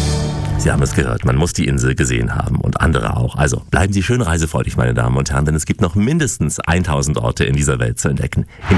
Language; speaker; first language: German; native; German